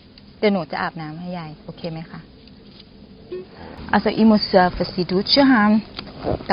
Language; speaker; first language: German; non-native, learner; Thai